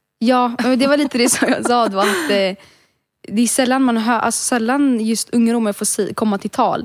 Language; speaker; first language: Swedish; early bilingual, other home language; Romany